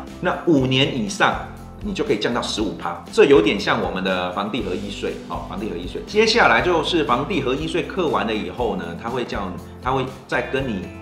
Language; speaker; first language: Chinese; native; Chinese